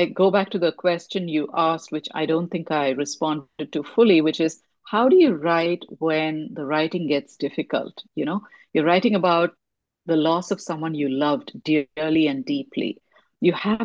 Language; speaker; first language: English; non-native, local second language; Tamil